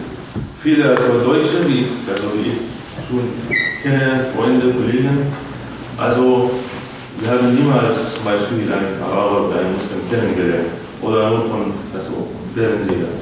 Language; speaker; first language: German; non-native, fluent; Arabic